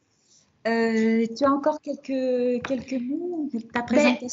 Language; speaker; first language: French; non-native, fluent; Russian